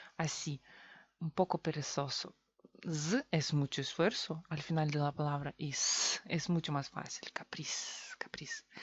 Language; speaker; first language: Spanish; non-native, fluent; Russian